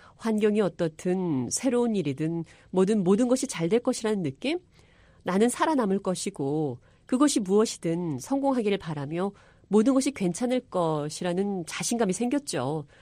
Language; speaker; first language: Korean; early bilingual, heritage; English